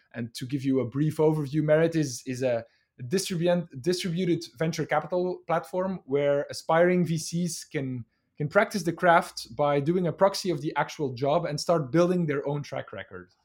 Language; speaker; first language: English; non-native, fluent; Dutch